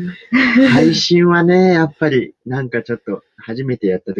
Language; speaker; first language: Japanese; native; Japanese